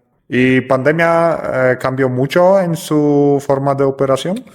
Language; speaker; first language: Spanish; non-native, fluent; Polish